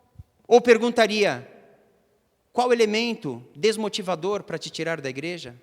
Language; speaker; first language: Portuguese; native; Portuguese